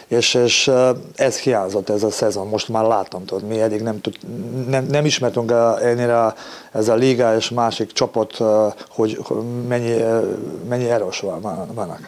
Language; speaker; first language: Hungarian; non-native, learner; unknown